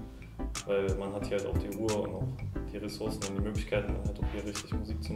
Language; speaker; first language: German; native; German